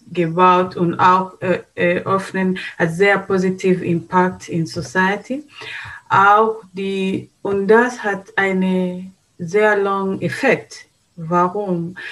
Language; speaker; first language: German; non-native, learner; Swahili